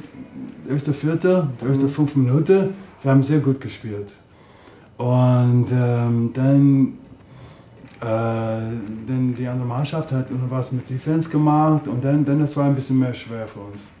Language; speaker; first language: German; non-native, learner; English